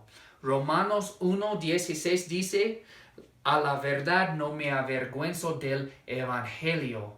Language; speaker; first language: Spanish; non-native, fluent; English